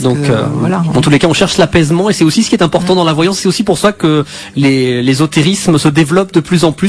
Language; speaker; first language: French; native; French